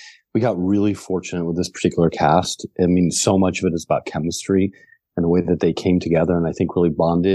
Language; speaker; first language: English; native; English